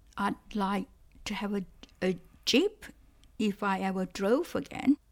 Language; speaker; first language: English; non-native, local second language; Cantonese